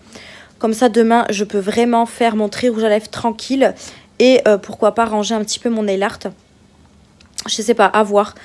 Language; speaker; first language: French; native; French